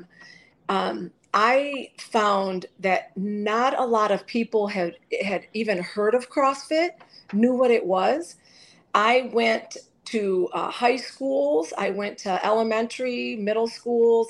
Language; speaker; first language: English; native; English